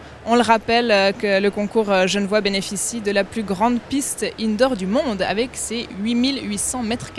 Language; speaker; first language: French; native; French